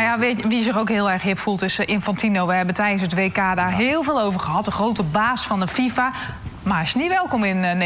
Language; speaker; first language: Dutch; native; Dutch